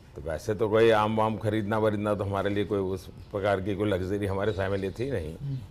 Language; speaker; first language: Hindi; non-native, local second language; Gujarati